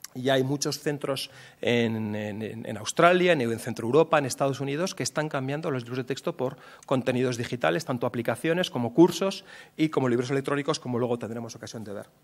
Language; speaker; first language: Spanish; native; Spanish